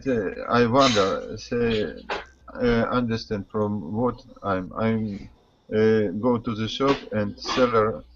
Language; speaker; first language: English; non-native, learner; Russian